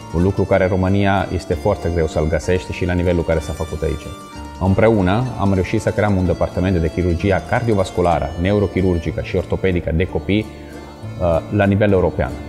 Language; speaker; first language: Romanian; non-native, fluent; Italian